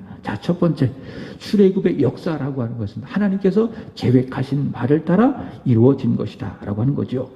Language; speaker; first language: Korean; native; Korean